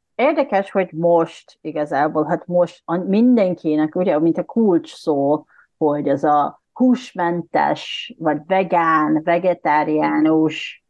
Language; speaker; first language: Hungarian; non-native, fluent; Japanese